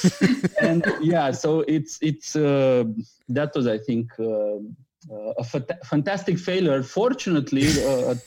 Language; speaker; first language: English; non-native, fluent; Romanian